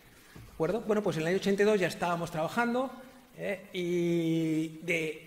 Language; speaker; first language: Spanish; native; Spanish